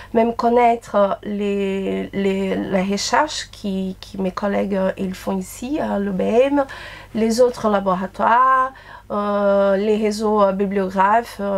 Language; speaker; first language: French; non-native, fluent; Portuguese